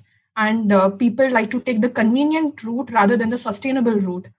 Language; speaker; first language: English; non-native, local second language; Hindi